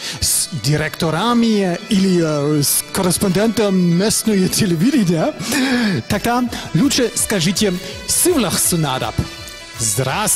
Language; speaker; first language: Russian; non-native, fluent; German